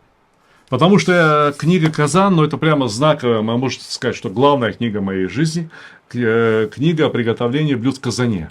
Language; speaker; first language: Russian; native; Russian